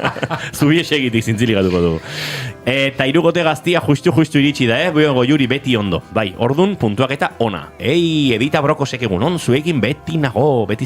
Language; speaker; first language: Basque; native; Basque